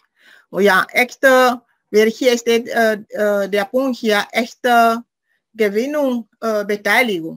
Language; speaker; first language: German; non-native, fluent; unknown